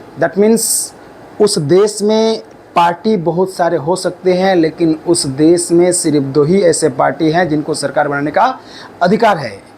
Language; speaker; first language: Hindi; native; Hindi